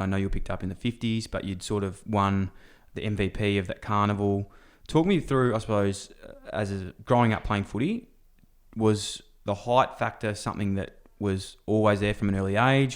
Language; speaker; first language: English; native; English